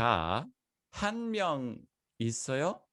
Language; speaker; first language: Korean; non-native, fluent; English